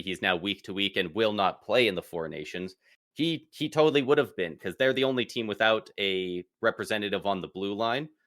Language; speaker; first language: English; native; English